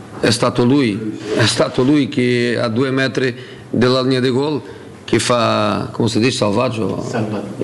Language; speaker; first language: Italian; non-native, fluent; Portuguese